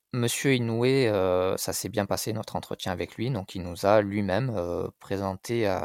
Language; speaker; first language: French; native; French